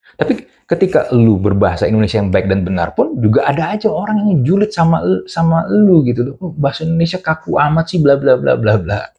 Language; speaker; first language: Indonesian; native; Indonesian